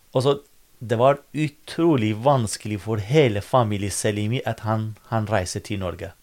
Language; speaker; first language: Norwegian; non-native, fluent; Kurdish